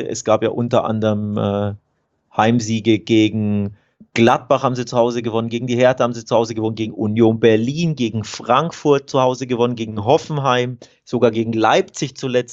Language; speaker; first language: German; native; German